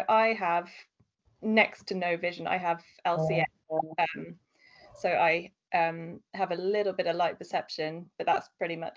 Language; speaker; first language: English; native; English